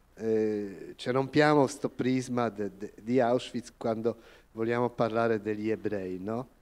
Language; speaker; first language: Italian; non-native, fluent; Polish